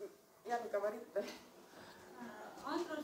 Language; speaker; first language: Russian; non-native, local second language; Estonian